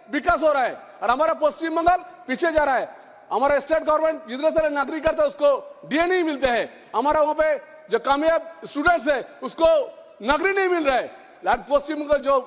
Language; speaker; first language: Hindi; non-native, local second language; Bangla